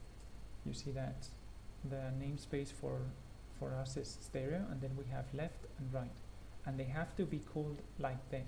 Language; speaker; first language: English; non-native, fluent; Spanish